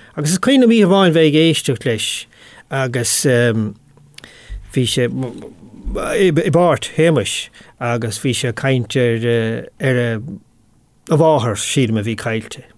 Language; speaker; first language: Irish; non-native, local second language; English